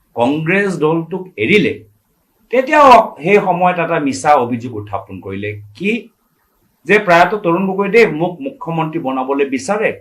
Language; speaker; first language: Assamese; native; Assamese